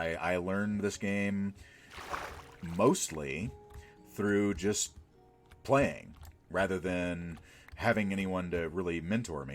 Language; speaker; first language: English; native; English